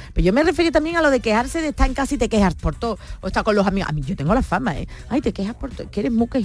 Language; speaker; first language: Spanish; native; Spanish